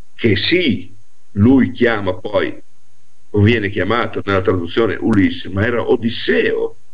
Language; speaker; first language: Italian; non-native, local second language; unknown